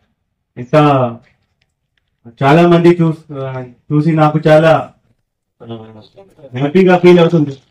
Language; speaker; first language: Telugu; non-native, fluent; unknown